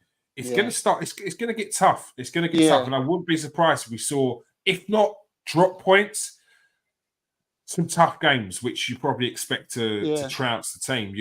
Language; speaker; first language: English; native; English